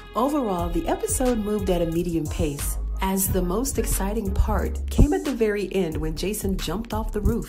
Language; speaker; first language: English; native; English